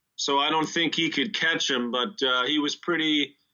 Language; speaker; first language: English; native; English